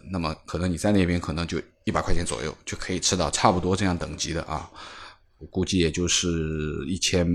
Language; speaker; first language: Chinese; native; Chinese